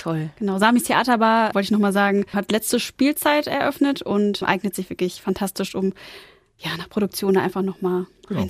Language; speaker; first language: German; native; German